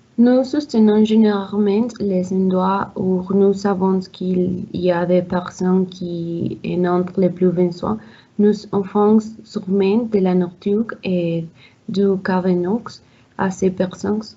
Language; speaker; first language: French; non-native, learner; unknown